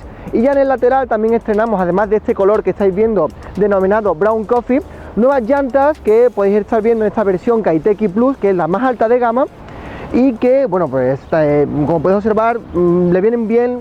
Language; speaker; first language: Spanish; native; Spanish